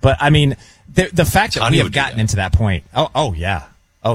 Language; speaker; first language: English; native; English